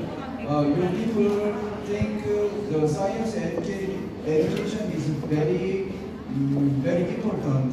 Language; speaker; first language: English; non-native, learner; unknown